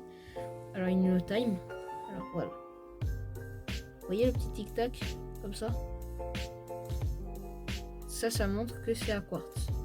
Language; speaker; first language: French; native; French